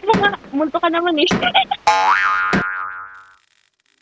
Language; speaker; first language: Filipino; native; Filipino